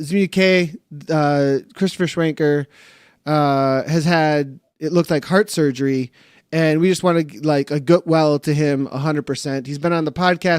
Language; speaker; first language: English; native; English